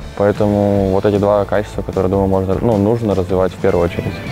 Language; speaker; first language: Russian; native; Russian